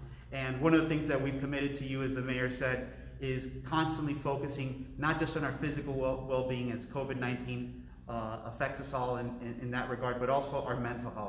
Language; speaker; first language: English; early bilingual, other home language; Spanish